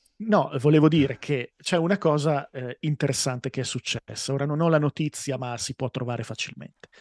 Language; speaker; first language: Italian; native; Italian